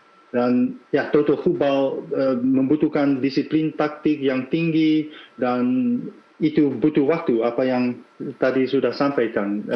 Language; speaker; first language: Indonesian; non-native, fluent; Dutch